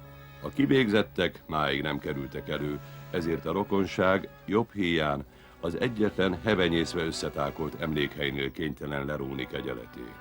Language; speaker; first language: Hungarian; native; Hungarian